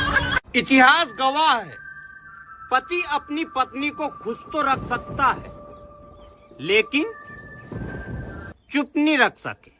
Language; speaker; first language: Hindi; native; Hindi